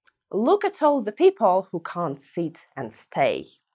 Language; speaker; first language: English; non-native, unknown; Russian